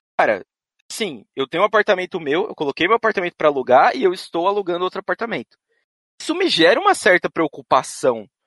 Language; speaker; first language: Portuguese; native; Portuguese